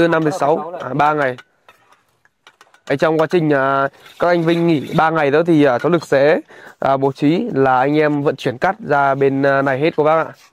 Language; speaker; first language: Vietnamese; native; Vietnamese